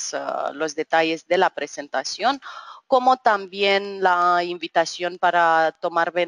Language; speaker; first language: Spanish; non-native, fluent; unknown